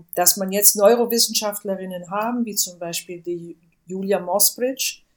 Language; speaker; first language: German; non-native, fluent; Italian